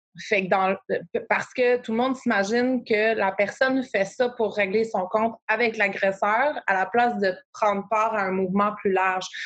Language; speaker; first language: French; native; French